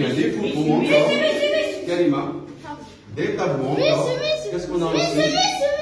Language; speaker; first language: French; non-native, local second language; Arabic